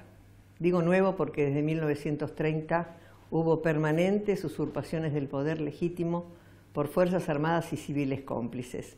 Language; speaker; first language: Spanish; native; Spanish